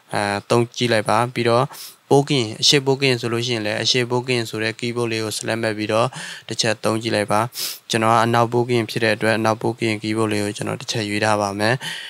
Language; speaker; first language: Burmese; non-native, local second language; S'gaw Karen